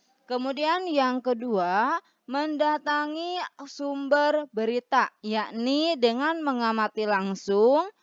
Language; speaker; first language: Indonesian; native; Indonesian